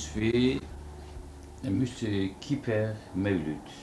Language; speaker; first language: French; non-native, local second language; Turkish